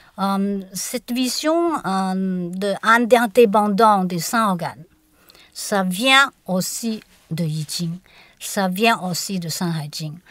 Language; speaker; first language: French; non-native, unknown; Chinese